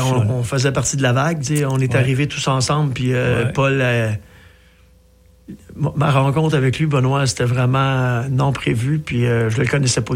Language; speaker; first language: French; native; French